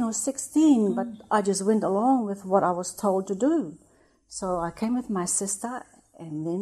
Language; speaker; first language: English; non-native, fluent; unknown